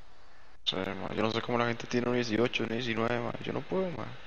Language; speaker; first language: Spanish; native; Spanish